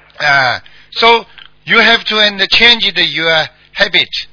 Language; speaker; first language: English; non-native, learner; Chinese